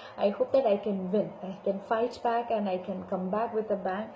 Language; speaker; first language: English; non-native, local second language; Malayalam